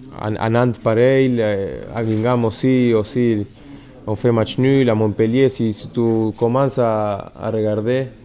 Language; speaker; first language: French; non-native, fluent; Spanish